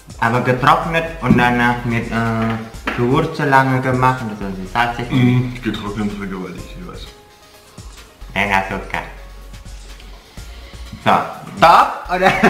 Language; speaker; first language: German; non-native, learner; Indonesian